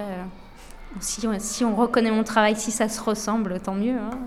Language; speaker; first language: French; native; French